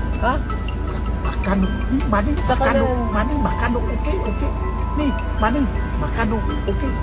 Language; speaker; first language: Filipino; non-native, learner; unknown